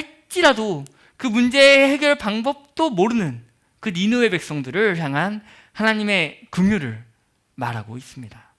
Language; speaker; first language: Korean; native; Korean